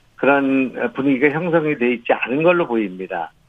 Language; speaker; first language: Korean; native; Korean